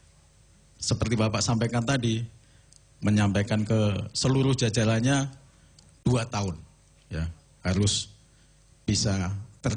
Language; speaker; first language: Indonesian; non-native, local second language; Javanese